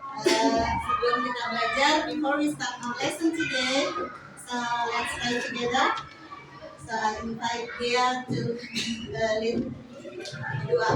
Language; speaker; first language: English; non-native, learner; Indonesian